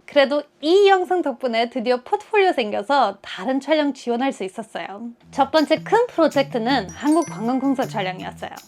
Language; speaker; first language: Korean; non-native, fluent; German